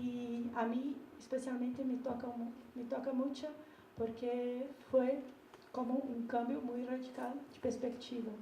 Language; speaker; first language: Spanish; non-native, learner; Portuguese